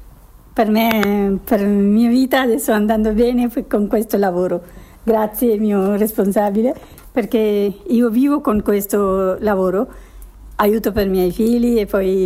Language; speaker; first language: Italian; non-native, learner; Sinhala